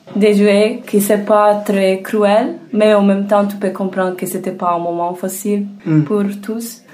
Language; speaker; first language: French; non-native, fluent; Italian